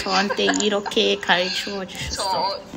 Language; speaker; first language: Korean; non-native, learner; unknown